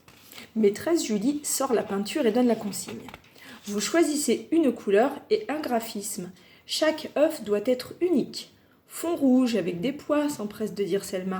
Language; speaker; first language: French; native; French